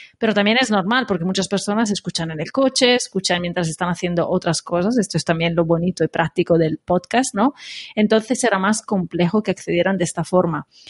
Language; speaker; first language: Spanish; non-native, fluent; Italian